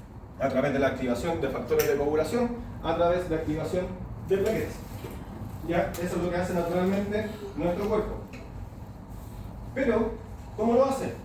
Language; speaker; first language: Spanish; native; Spanish